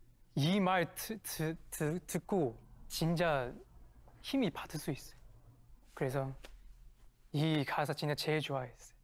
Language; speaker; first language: Korean; non-native, fluent; Chinese